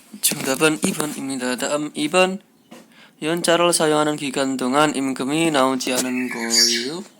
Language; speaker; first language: Korean; non-native, fluent; Indonesian